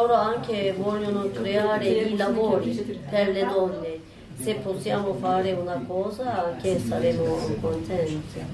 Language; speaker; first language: Italian; non-native, learner; Turkish